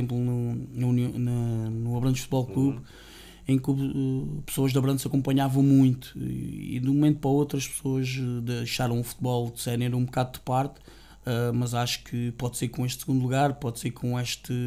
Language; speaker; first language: Portuguese; native; Portuguese